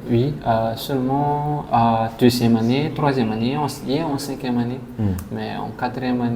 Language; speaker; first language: French; non-native, local second language; Malagasy